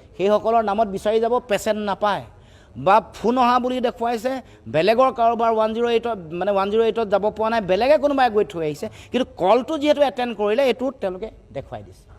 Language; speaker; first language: Assamese; native; Assamese